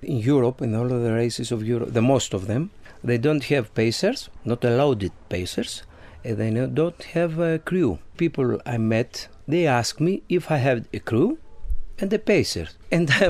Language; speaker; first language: English; non-native, learner; Greek